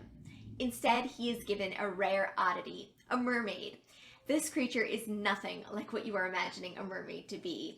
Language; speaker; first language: English; native; English